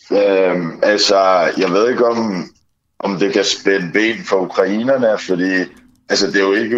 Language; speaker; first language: Danish; early bilingual, other home language; Ukrainian